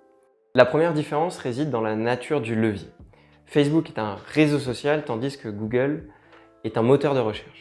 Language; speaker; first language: French; native; French